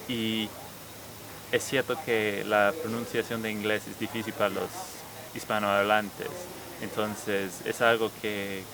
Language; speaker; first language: Spanish; non-native, fluent; English